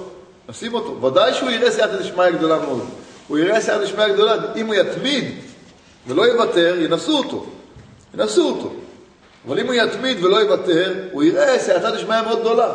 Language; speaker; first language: Hebrew; native; Hebrew